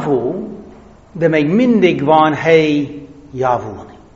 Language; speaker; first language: Hungarian; non-native, fluent; English